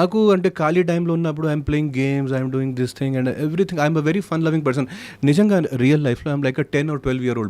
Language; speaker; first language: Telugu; non-native, fluent; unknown